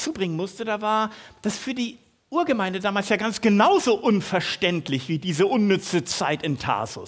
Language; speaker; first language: German; native; German